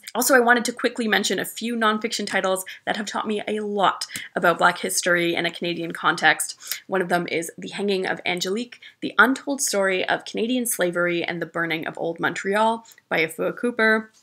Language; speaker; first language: English; native; English